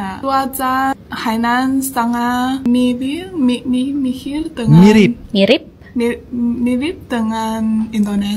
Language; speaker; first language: Indonesian; non-native, learner; Chinese